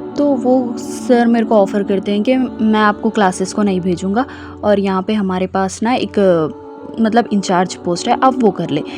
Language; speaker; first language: Hindi; non-native, local second language; Urdu